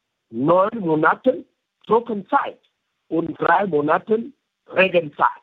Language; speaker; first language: German; non-native, fluent; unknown